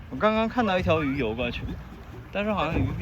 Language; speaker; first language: Chinese; native; Chinese